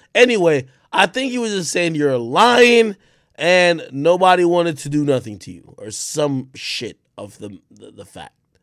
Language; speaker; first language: English; native; English